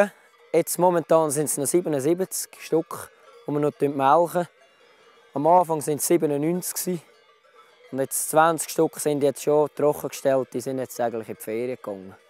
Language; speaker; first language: German; native; German